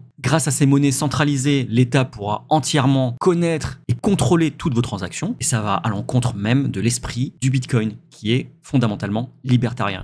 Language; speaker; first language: French; native; French